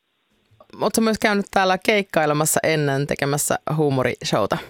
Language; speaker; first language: Finnish; native; Finnish